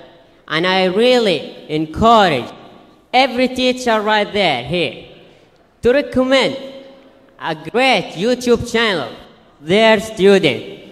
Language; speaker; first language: English; non-native, fluent; Arabic